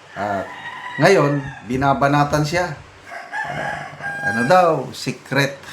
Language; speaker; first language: Filipino; non-native, local second language; Iloko